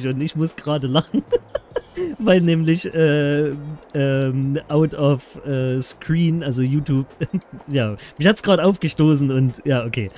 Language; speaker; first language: German; native; German